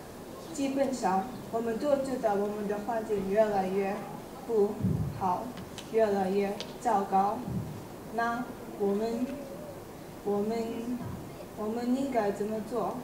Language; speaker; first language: Chinese; non-native, learner; Indonesian